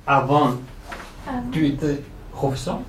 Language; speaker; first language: French; non-native, learner; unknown